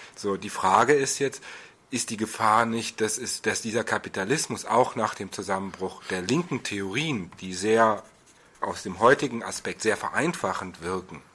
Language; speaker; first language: German; native; German